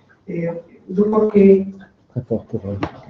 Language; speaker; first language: French; non-native, learner; Spanish